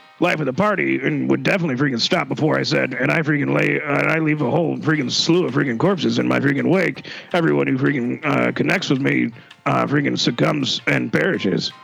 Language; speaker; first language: English; native; English